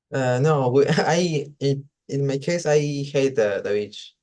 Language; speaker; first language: English; non-native, learner; Spanish